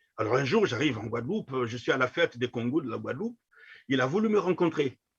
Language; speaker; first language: French; non-native, local second language; Kongo